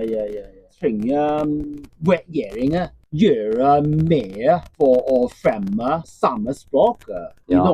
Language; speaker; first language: Norwegian; non-native, fluent; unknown